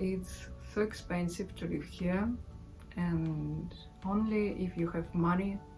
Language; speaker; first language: English; non-native, learner; Russian